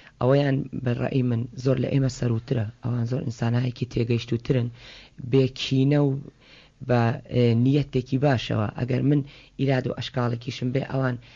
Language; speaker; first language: Central Kurdish; native; Central Kurdish